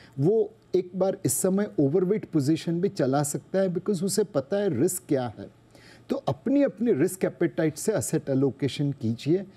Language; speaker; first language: Hindi; non-native, local second language; Gujarati